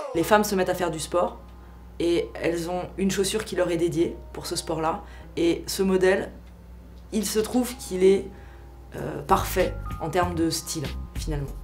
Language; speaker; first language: French; native; French